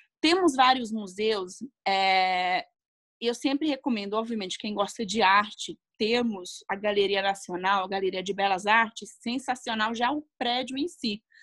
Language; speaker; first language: Portuguese; non-native, fluent; Hungarian